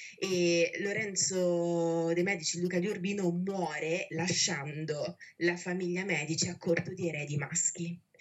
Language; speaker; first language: Italian; native; Italian